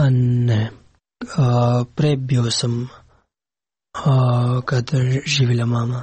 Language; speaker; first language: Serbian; non-native, learner; Pashto